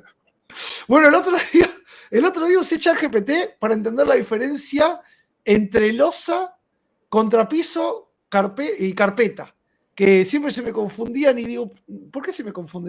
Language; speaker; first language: Spanish; native; Spanish